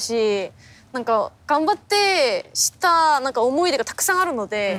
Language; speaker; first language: Japanese; non-native, fluent; Korean